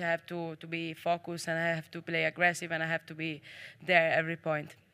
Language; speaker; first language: English; non-native, fluent; Italian